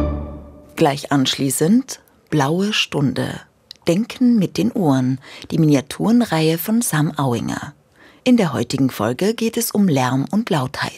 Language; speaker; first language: German; native; German